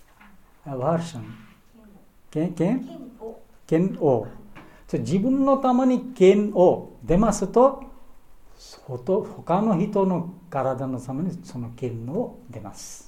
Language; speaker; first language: Japanese; non-native, learner; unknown